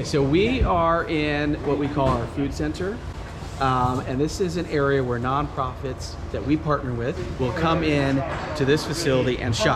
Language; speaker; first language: English; native; English